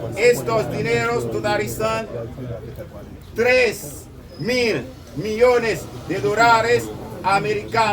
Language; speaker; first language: Spanish; non-native, local second language; Haitian Creole